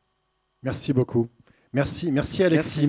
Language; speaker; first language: French; native; French